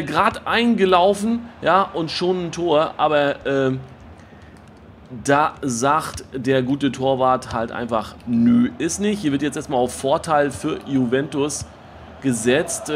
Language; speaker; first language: German; native; German